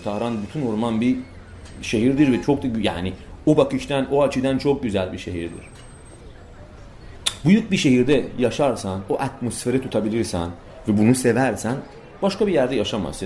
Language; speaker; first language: Turkish; non-native, fluent; Persian